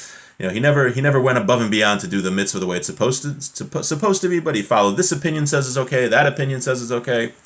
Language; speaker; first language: English; native; English